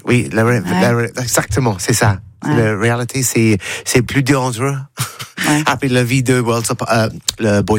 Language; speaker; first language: French; non-native, learner; English